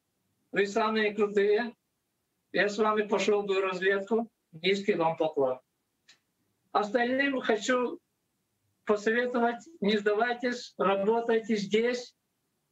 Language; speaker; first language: Russian; non-native, local second language; Latvian